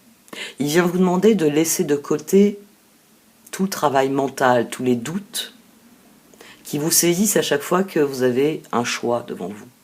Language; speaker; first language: French; native; French